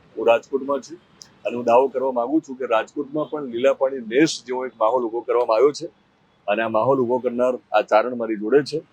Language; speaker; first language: Gujarati; native; Gujarati